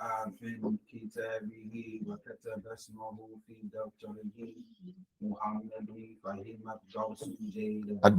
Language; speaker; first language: Arabic; non-native, learner; English